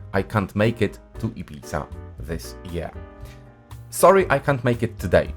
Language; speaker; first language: English; non-native, fluent; Polish